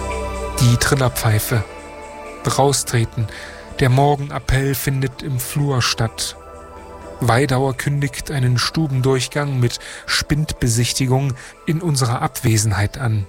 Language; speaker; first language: German; native; German